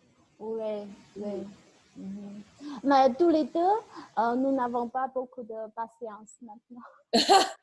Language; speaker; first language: French; non-native, learner; Chinese